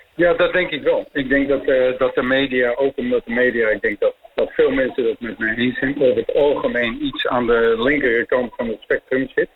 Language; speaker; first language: Dutch; native; Dutch